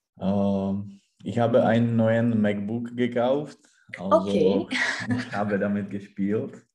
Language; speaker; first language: German; non-native, learner; Czech